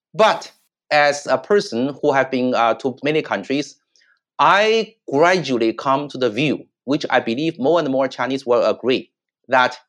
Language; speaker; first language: English; non-native, fluent; Chinese